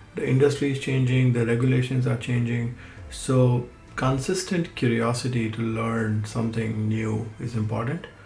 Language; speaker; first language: English; non-native, local second language; Hindi